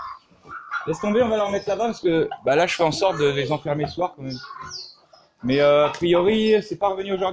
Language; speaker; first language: French; native; French